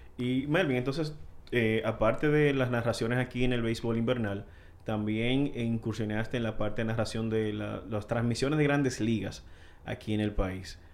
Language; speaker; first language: Spanish; native; Spanish